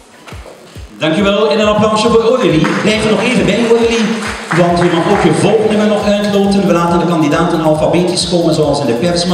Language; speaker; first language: Dutch; native; Dutch